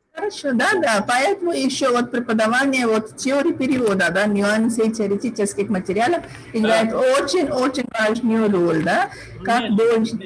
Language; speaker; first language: Russian; non-native, fluent; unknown